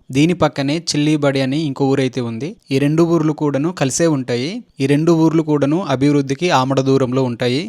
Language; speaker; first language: Telugu; non-native, local second language; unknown